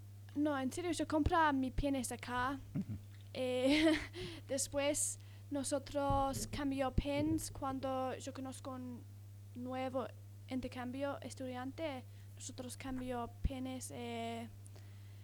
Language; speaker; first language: Spanish; non-native, learner; English